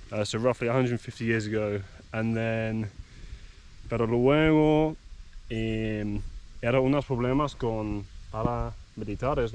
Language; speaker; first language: Spanish; non-native, learner; English